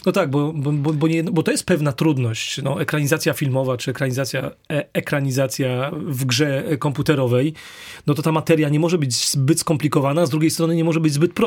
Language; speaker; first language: Polish; native; Polish